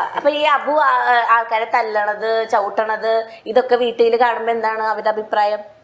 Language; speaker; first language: Malayalam; native; Malayalam